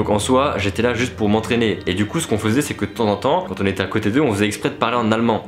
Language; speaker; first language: French; native; French